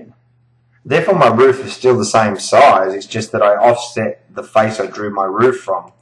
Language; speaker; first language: English; native; English